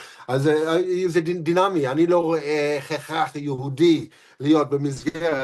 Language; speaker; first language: Hebrew; non-native, fluent; English